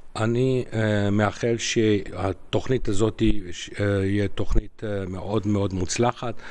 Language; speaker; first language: Hebrew; non-native, fluent; Romanian